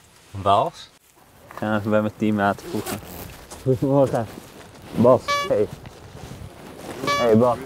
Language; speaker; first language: Dutch; native; Dutch